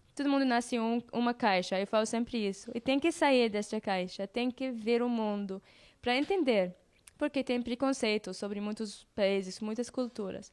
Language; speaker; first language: Portuguese; non-native, fluent; Arabic